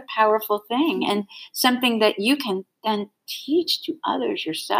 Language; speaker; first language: English; native; English